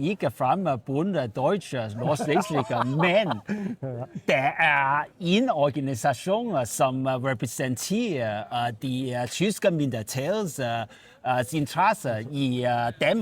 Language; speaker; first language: Danish; non-native, learner; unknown